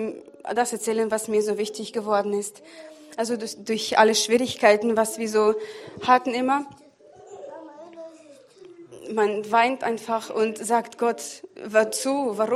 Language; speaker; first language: German; non-native, fluent; Russian